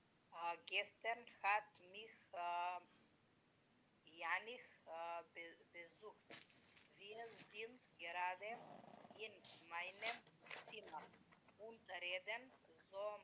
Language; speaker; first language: German; non-native, learner; Macedonian